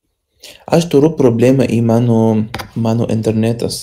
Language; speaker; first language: Lithuanian; non-native, learner; Arabic